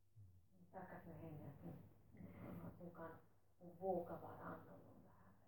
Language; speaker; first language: Swedish; non-native, local second language; Finnish